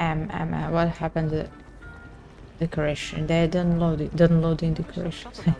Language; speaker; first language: English; non-native, learner; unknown